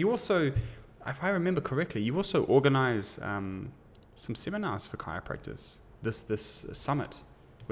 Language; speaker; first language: English; native; English